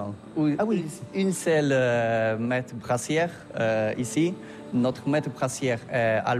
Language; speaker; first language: French; non-native, learner; Polish